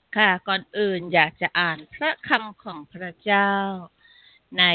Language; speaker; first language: Thai; native; Thai